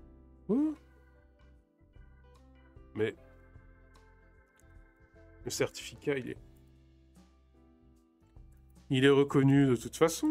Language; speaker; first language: French; native; French